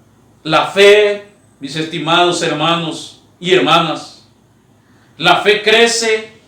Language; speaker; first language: Spanish; native; Spanish